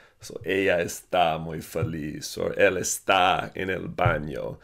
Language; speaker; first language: Spanish; non-native, fluent; English